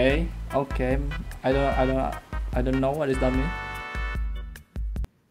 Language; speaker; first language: English; non-native, learner; Indonesian